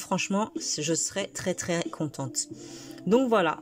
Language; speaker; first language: French; native; French